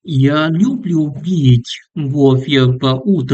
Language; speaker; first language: Russian; non-native, learner; English